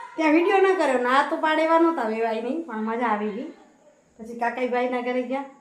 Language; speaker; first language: Gujarati; non-native, local second language; Kachhi